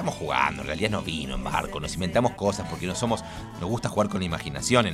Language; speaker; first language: Spanish; native; Spanish